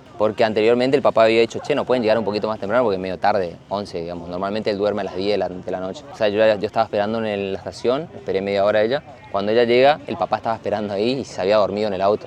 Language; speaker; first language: Spanish; native; Spanish